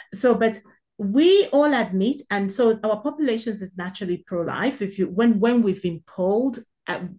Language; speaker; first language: English; non-native, local second language; Igbo